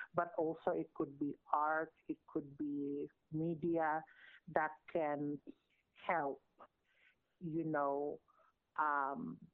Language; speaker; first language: English; non-native, local second language; Filipino